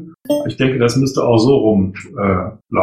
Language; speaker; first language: German; native; German